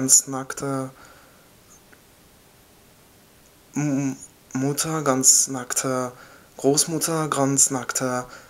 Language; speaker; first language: German; non-native, learner; French